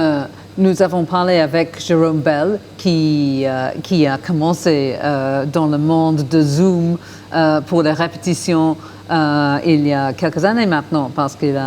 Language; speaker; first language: French; non-native, fluent; English